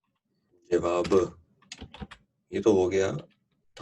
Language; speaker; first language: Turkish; non-native, fluent; Urdu